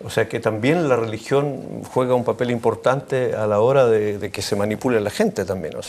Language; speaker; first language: Spanish; native; Spanish